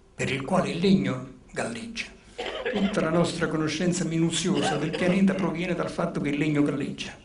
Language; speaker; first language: Italian; non-native, local second language; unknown